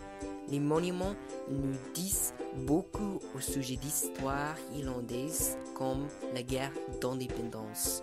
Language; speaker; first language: French; non-native, learner; English